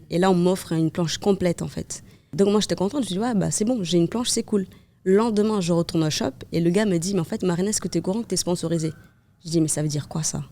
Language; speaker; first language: French; non-native, fluent; Kabuverdianu